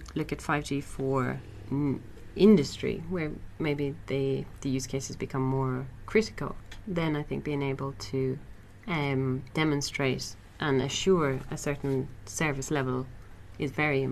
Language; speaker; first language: English; native; English